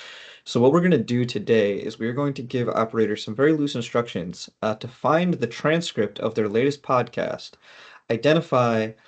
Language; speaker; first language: English; native; English